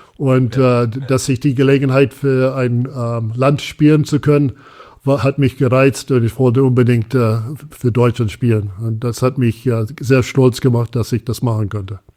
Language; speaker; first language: German; non-native, fluent; English